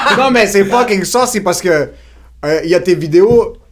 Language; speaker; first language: French; native; French